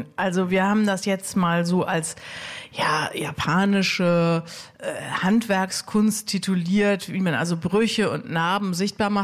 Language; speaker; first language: German; native; German